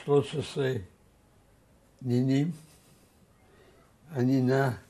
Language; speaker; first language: Hebrew; non-native, fluent; Yiddish